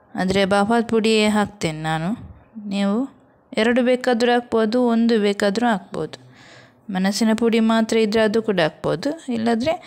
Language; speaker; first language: Kannada; non-native, local second language; Konkani